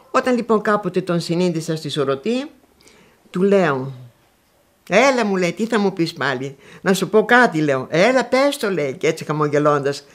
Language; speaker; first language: Greek; native; Greek